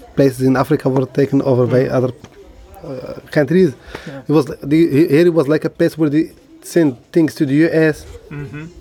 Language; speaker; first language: English; non-native, learner; Arabic